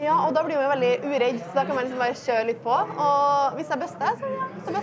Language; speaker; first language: Norwegian; native; Norwegian